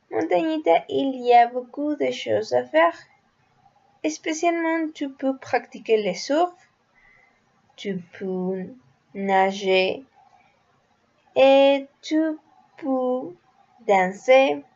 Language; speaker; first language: French; non-native, learner; Spanish